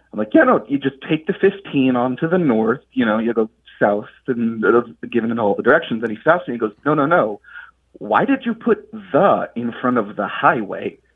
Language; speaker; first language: English; native; English